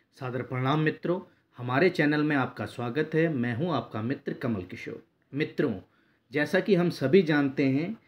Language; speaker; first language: Hindi; native; Hindi